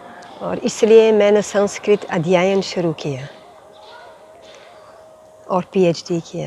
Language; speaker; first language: Hindi; non-native, fluent; Dutch